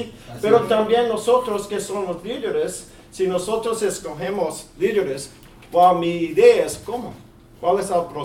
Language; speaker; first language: Spanish; early bilingual, heritage; English